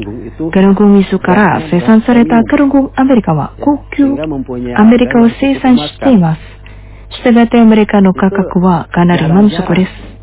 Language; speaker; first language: Japanese; non-native, fluent; Indonesian